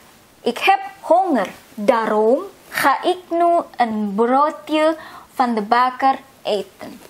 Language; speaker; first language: Dutch; non-native, fluent; Indonesian